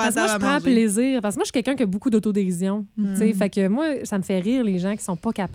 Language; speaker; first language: French; native; French